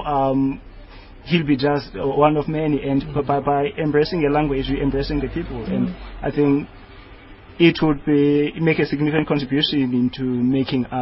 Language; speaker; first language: English; non-native, local second language; Xhosa